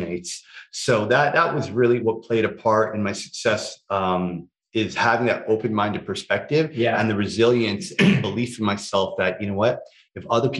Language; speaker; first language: English; native; English